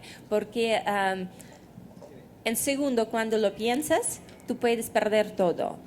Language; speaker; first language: Spanish; non-native, fluent; Russian